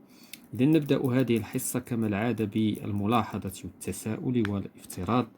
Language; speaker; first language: Arabic; native; Arabic